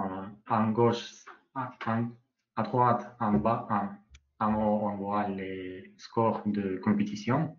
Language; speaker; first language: French; non-native, learner; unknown